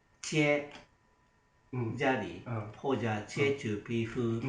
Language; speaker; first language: Chinese; non-native, learner; Japanese